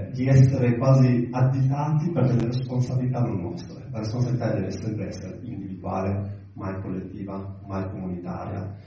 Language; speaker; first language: Italian; early bilingual, other home language; Arabic